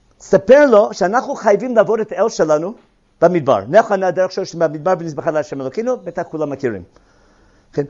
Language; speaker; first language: Hebrew; non-native, fluent; English